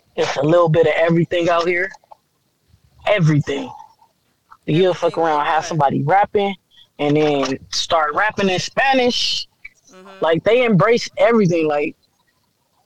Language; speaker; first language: English; native; English